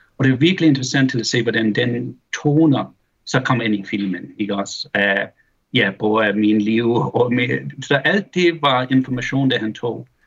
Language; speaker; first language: Danish; early bilingual, heritage; Danish